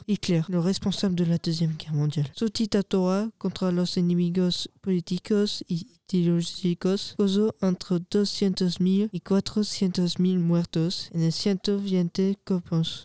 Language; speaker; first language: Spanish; non-native, learner; French